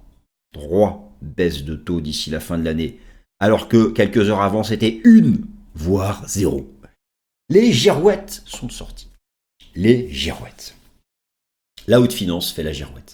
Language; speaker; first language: French; native; French